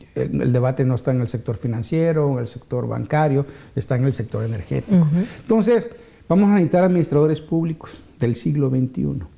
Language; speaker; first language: Spanish; native; Spanish